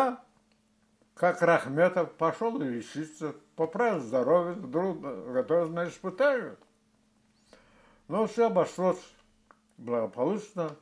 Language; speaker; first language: Russian; non-native, local second language; Karachay-Balkar